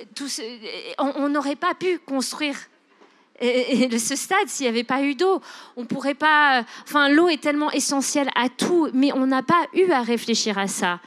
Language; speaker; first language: French; non-native, local second language; English